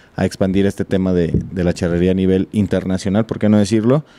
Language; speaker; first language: Spanish; native; Spanish